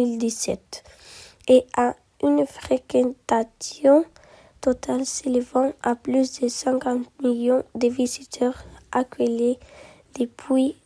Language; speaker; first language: French; non-native, learner; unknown